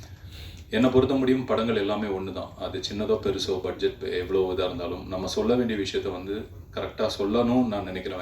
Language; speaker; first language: Tamil; native; Tamil